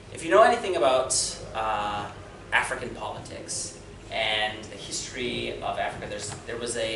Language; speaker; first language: English; native; English